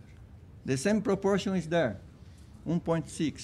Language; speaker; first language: English; non-native, fluent; Portuguese